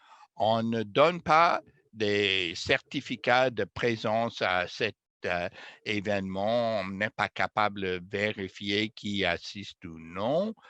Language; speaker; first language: French; non-native, fluent; English